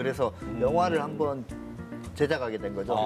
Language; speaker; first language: Korean; native; Korean